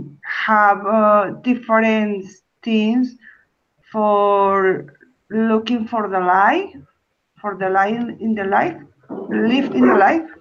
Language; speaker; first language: English; non-native, learner; Spanish